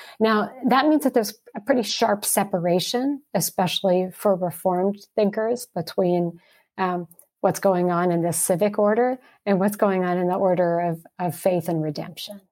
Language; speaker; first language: English; early bilingual, heritage; English